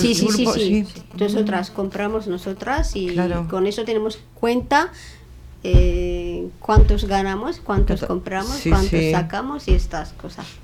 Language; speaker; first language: Spanish; non-native, learner; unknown